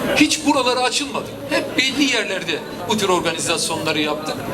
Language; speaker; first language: Turkish; native; Turkish